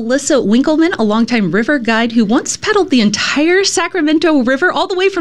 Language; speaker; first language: English; native; English